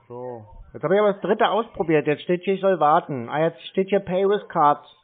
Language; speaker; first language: German; native; German